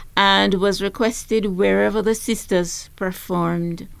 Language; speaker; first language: English; native; English